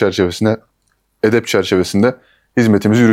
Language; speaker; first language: Turkish; native; Turkish